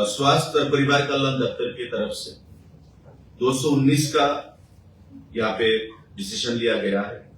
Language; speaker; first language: Hindi; non-native, local second language; Bangla